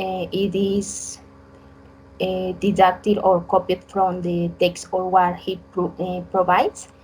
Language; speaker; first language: English; non-native, learner; Spanish